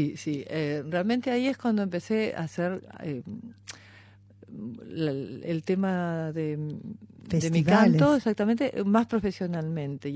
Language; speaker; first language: Spanish; native; Spanish